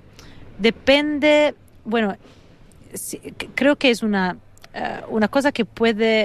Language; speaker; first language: Spanish; non-native, fluent; Italian